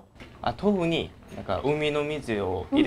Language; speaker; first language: Japanese; non-native, learner; Korean